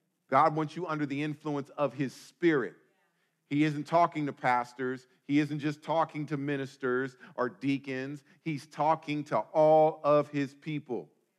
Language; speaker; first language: English; native; English